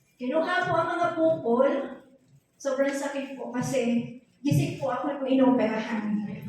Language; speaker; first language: Filipino; native; Filipino